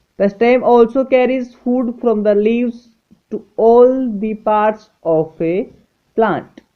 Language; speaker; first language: Hindi; native; Hindi